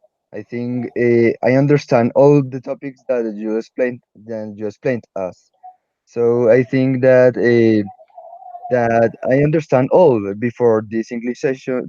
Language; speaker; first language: English; non-native, learner; Spanish